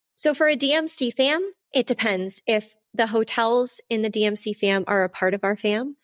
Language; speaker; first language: English; native; English